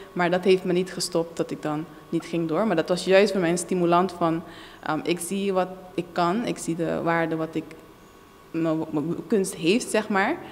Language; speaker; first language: Dutch; non-native, local second language; Papiamento